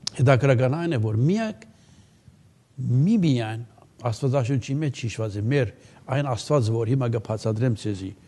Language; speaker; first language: Armenian; early bilingual, heritage; Armenian